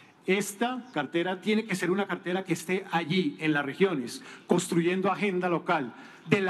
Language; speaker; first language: Spanish; native; Spanish